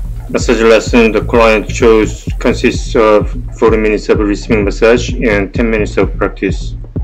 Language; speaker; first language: English; non-native, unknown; Korean